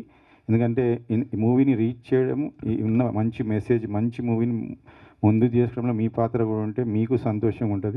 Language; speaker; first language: Telugu; native; Telugu